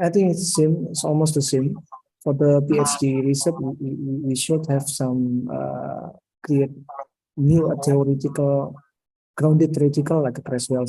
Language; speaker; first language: English; non-native, learner; Indonesian